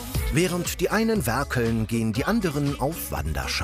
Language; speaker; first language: German; native; German